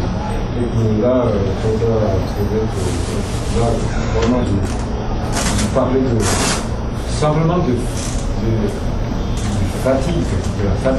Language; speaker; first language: French; non-native, fluent; Japanese